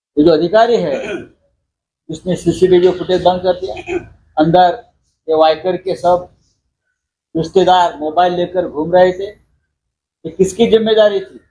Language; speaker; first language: Hindi; non-native, local second language; Marathi